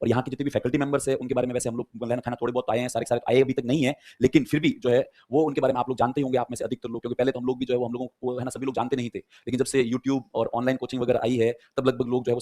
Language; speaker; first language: Hindi; native; Hindi